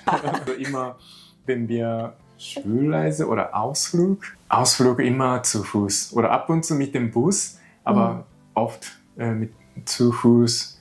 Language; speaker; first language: German; non-native, learner; Japanese